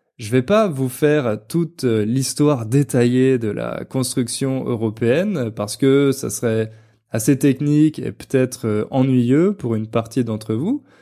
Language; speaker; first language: French; native; French